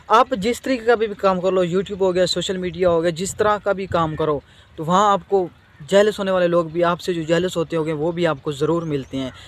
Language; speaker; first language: Urdu; non-native, local second language; Saraiki